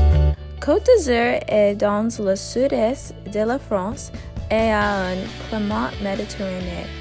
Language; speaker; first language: French; non-native, learner; English